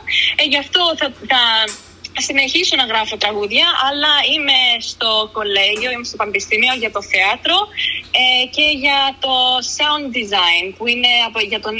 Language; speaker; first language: Greek; early bilingual, other home language; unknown